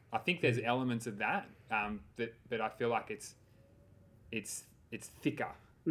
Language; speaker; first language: English; native; English